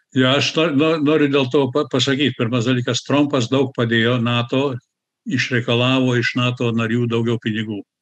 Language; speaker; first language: Lithuanian; early bilingual, heritage; Lithuanian